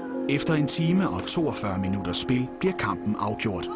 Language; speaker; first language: Danish; native; Danish